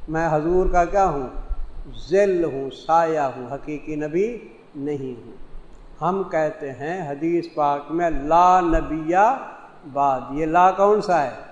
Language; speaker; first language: Urdu; non-native, local second language; Punjabi